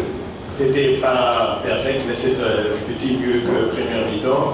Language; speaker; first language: French; non-native, fluent; German